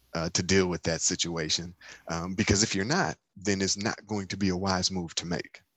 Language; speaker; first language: English; native; English